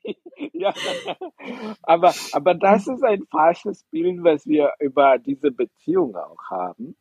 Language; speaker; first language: German; non-native, fluent; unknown